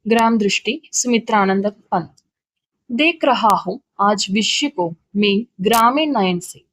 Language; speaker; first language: Hindi; non-native, local second language; Malayalam